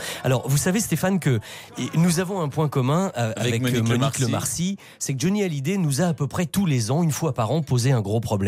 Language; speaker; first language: French; native; French